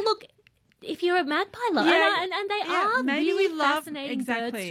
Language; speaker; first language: English; native; English